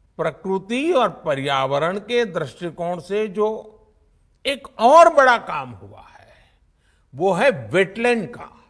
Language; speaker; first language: Hindi; non-native, local second language; Gujarati